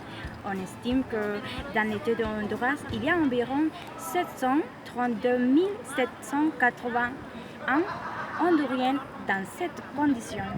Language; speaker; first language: French; non-native, learner; Spanish